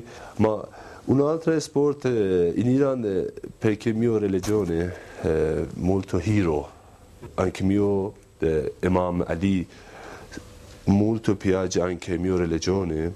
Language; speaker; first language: Italian; non-native, learner; Persian